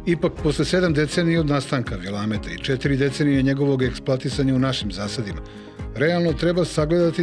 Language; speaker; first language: Serbian; native; Serbian